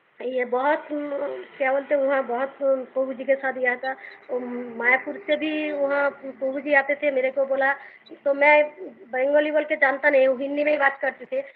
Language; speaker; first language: Hindi; non-native, local second language; Bangla